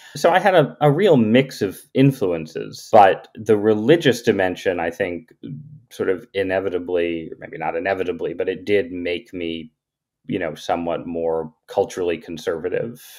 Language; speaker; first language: English; native; English